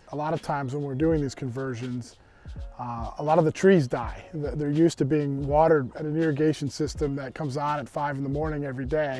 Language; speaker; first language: English; native; English